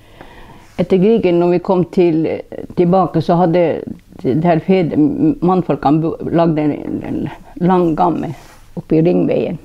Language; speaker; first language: Norwegian; non-native, local second language; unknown